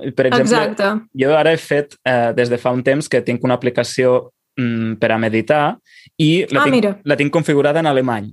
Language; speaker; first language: Catalan; native; Catalan